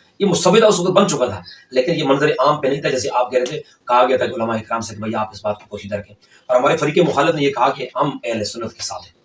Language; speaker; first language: Urdu; non-native, local second language; Northern Hindko